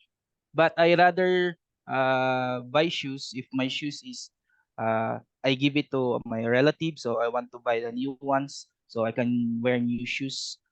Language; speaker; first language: English; non-native, learner; Cebuano